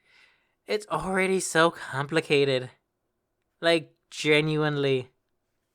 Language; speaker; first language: English; native; English